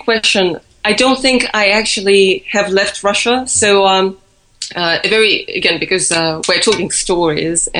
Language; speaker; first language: English; non-native, fluent; Russian